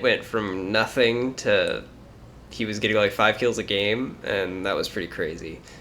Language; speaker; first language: English; native; English